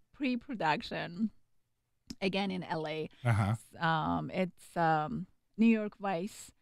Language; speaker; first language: English; non-native, fluent; Persian